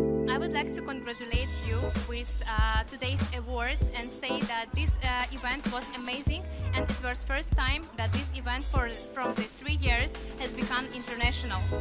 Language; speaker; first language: English; non-native, learner; Russian